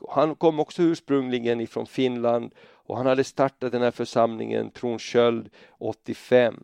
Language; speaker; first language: Swedish; native; Swedish